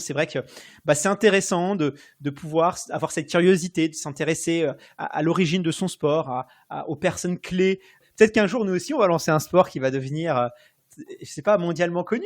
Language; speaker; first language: French; native; French